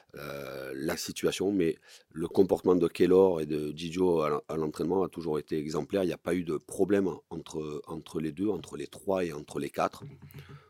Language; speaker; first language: French; native; French